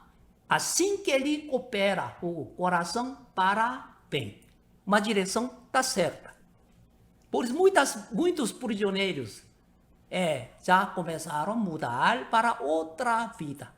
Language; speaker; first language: Portuguese; non-native, learner; Korean